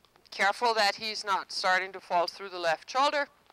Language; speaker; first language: English; non-native, fluent; German